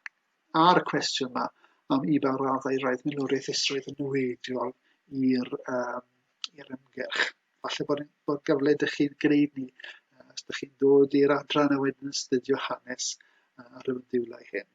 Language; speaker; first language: Welsh; native; Welsh